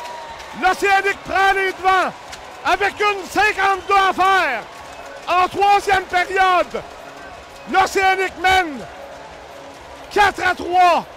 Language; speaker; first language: French; native; French